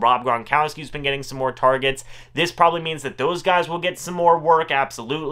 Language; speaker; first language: English; native; English